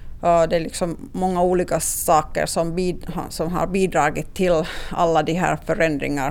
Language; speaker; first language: Swedish; non-native, local second language; Finnish